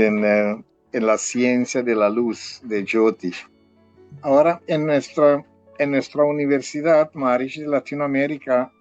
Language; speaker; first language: Spanish; non-native, fluent; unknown